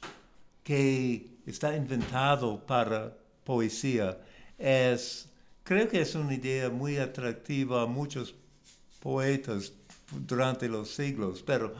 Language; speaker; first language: Spanish; non-native, learner; English